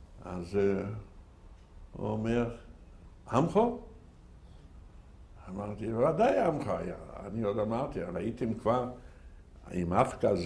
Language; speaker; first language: Hebrew; non-native, fluent; Yiddish